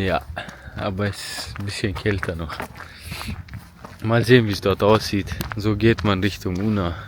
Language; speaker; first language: German; early bilingual, other home language; Bosnian